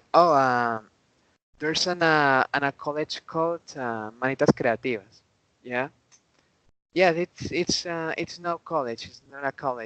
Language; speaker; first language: English; non-native, learner; Spanish